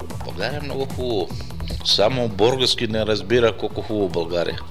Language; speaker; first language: Bulgarian; non-native, learner; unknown